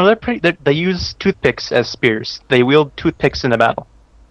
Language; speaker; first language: English; non-native, fluent; Spanish